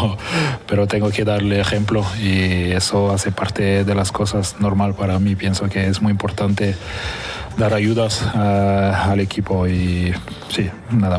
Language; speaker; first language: Spanish; non-native, fluent; French